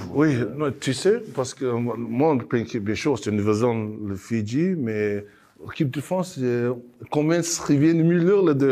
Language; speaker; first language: French; non-native, learner; English